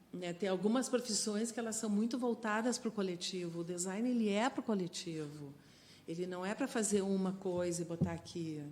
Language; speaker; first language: Portuguese; non-native, fluent; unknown